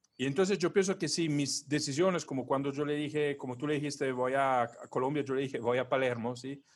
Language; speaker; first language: Spanish; non-native, fluent; Italian